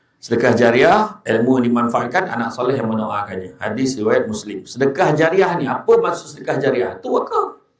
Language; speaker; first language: Malay; native; Malay